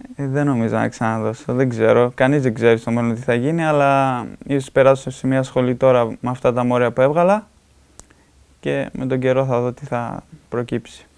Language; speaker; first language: Greek; native; Greek